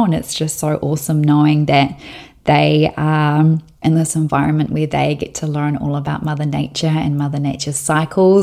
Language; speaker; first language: English; native; English